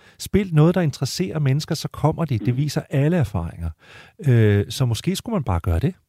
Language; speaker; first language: Danish; native; Danish